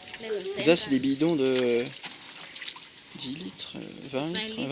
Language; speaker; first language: French; native; French